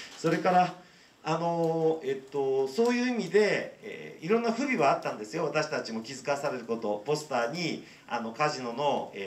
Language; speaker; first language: Japanese; native; Japanese